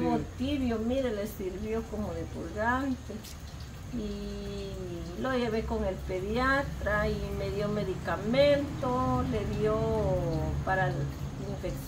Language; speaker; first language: Spanish; native; Spanish